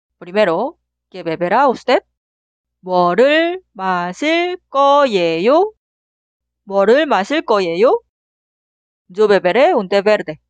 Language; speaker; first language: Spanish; non-native, fluent; Korean